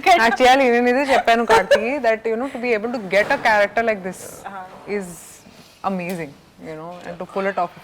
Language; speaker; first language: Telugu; non-native, fluent; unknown